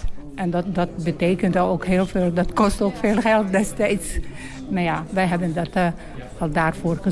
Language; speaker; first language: Dutch; non-native, learner; Bosnian